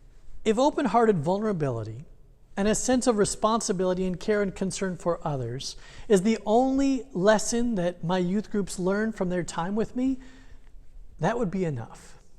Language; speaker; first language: English; native; English